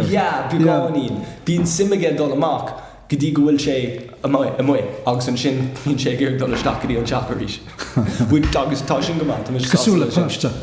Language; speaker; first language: Irish; non-native, local second language; English